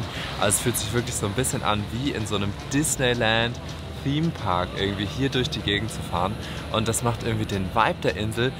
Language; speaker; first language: German; native; German